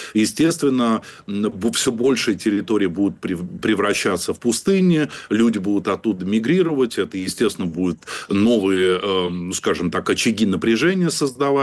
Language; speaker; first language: Russian; native; Russian